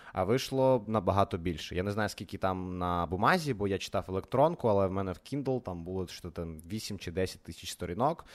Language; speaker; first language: Ukrainian; native; Ukrainian